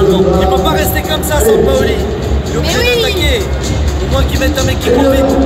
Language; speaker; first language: French; native; French